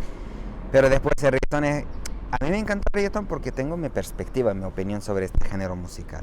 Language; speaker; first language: Spanish; non-native, fluent; Arabic